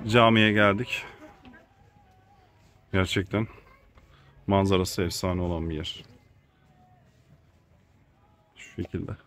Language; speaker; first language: Turkish; native; Turkish